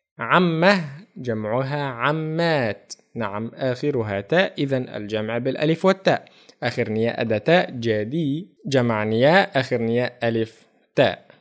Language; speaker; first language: Arabic; native; Arabic